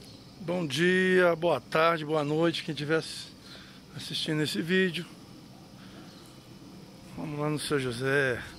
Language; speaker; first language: Portuguese; native; Portuguese